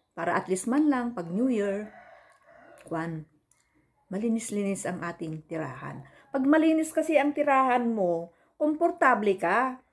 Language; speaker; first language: Filipino; native; Filipino